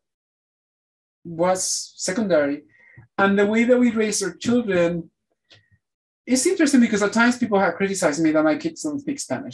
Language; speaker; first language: English; non-native, fluent; Spanish